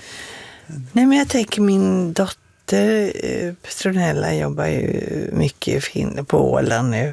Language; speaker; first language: Swedish; native; Swedish